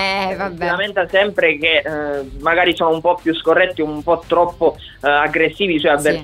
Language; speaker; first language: Italian; native; Italian